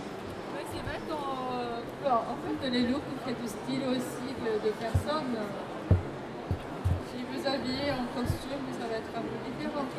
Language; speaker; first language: French; non-native, fluent; Japanese